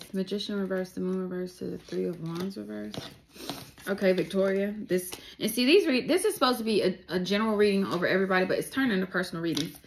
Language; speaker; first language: English; native; English